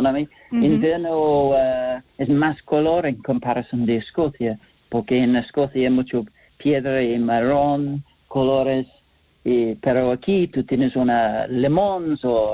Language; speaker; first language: Spanish; non-native, learner; English